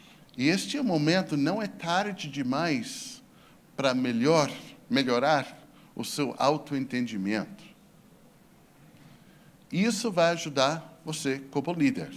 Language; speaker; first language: Portuguese; non-native, fluent; English